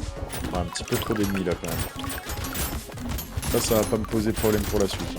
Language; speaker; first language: French; native; French